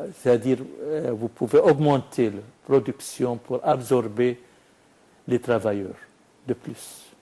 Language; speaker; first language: French; non-native, fluent; Arabic